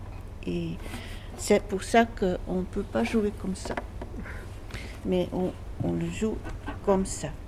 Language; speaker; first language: French; non-native, fluent; Dutch